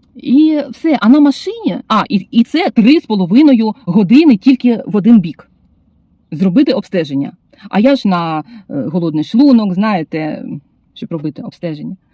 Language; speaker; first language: Ukrainian; native; Ukrainian